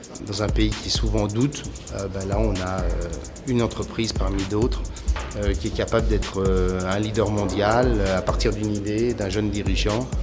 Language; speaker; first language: French; native; French